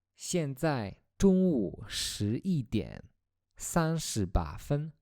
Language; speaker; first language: Chinese; non-native, fluent; Polish